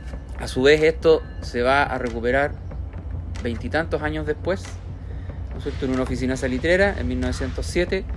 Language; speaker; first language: Spanish; native; Spanish